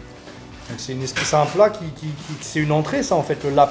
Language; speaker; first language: French; native; French